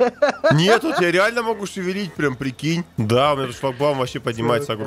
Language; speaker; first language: Russian; native; Russian